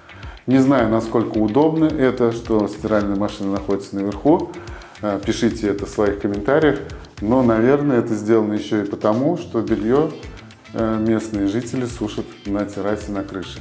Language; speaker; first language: Russian; native; Russian